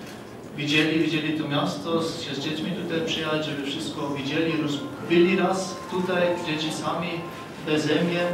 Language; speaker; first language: Polish; early bilingual, other home language; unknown